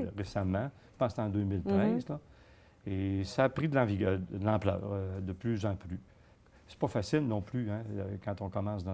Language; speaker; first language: French; native; French